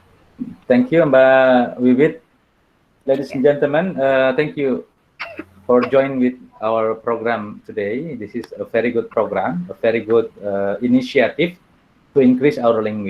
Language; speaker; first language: English; non-native, learner; Indonesian